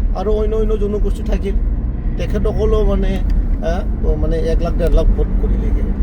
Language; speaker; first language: Assamese; non-native, local second language; Bodo